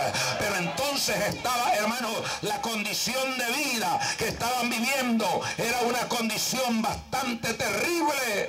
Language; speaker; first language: Spanish; native; Spanish